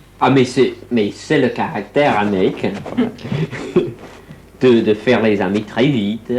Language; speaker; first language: French; non-native, learner; English